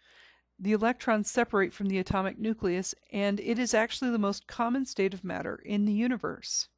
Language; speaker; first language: English; native; English